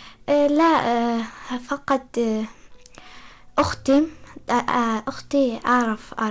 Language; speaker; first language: Arabic; non-native, learner; Persian